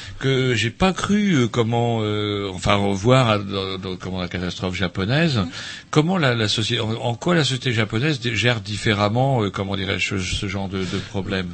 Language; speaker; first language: French; native; French